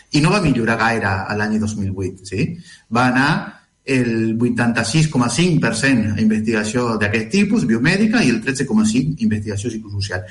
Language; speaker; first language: Catalan; non-native, fluent; Spanish